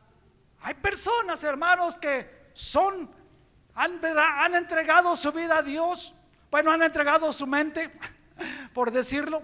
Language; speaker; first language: Spanish; native; Spanish